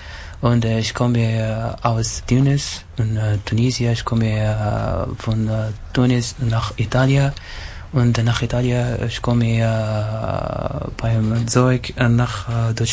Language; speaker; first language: German; non-native, learner; Arabic